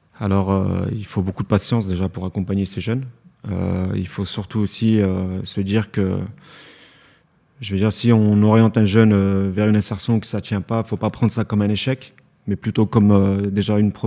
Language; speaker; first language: French; native; French